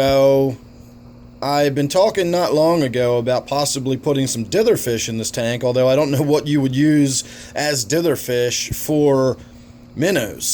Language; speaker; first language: English; native; English